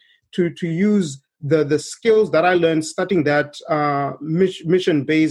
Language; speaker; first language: English; non-native, local second language; Shona